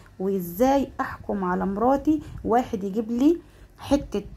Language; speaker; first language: Arabic; native; Arabic